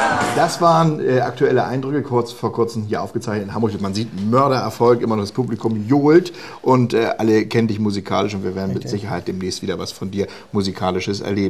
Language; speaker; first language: German; native; German